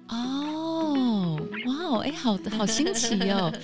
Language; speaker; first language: Chinese; native; Chinese